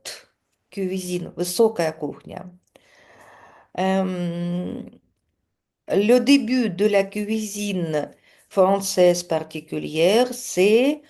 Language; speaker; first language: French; non-native, fluent; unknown